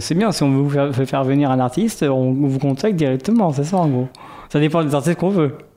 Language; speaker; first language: French; native; French